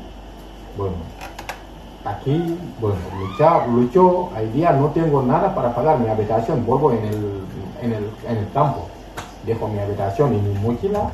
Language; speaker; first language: Spanish; non-native, learner; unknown